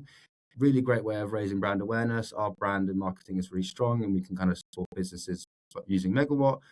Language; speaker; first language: English; native; English